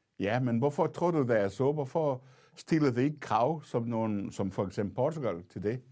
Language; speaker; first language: Danish; non-native, fluent; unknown